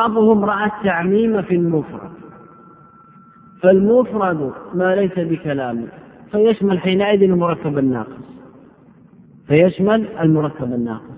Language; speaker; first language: Arabic; native; Arabic